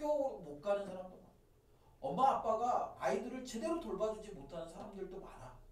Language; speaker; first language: Korean; native; Korean